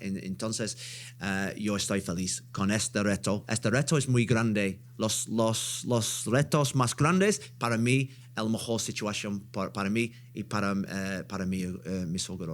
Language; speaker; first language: Spanish; non-native, learner; English